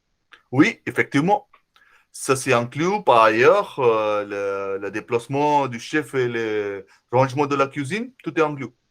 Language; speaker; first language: French; non-native, fluent; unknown